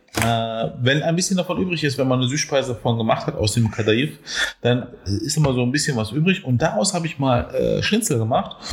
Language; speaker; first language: German; early bilingual, other home language; Turkish